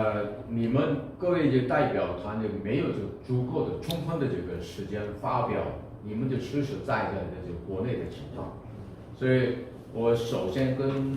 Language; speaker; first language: Chinese; non-native, fluent; Korean